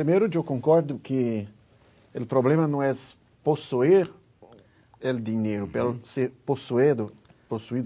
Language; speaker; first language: Spanish; non-native, fluent; Portuguese